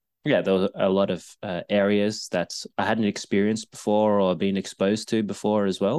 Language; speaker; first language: English; native; English